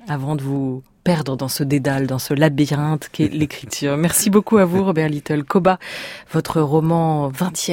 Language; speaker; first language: French; native; French